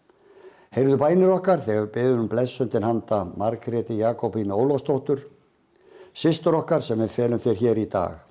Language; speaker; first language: Icelandic; native; Icelandic